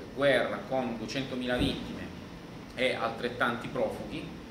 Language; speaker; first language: Italian; native; Italian